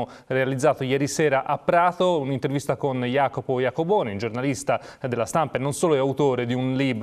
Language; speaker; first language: Italian; native; Italian